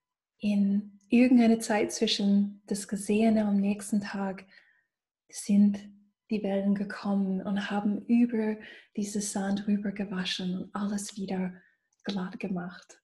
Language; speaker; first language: German; non-native, fluent; English